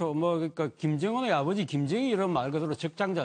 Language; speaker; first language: Korean; native; Korean